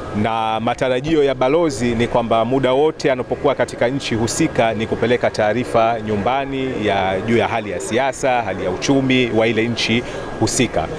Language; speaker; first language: Swahili; native; Swahili